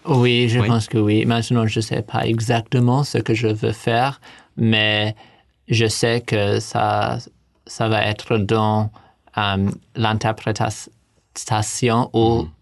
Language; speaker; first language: French; early bilingual, heritage; English